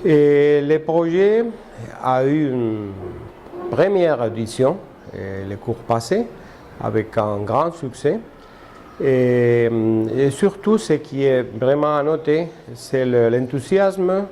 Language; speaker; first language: French; non-native, fluent; Spanish